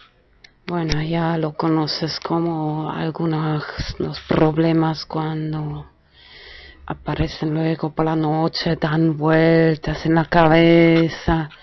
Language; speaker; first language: Spanish; non-native, fluent; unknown